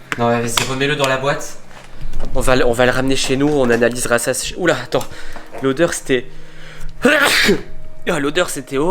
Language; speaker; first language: French; native; French